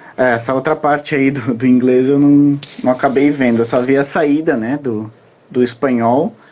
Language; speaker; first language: Portuguese; native; Portuguese